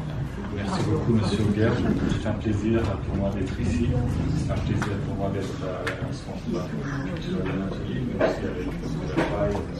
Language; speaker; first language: French; non-native, fluent; Turkish